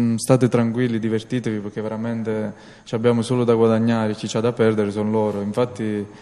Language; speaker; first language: Italian; native; Italian